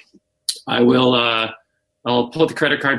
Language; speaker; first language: English; native; English